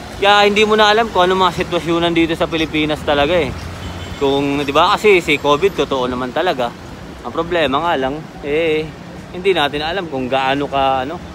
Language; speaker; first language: Filipino; native; Filipino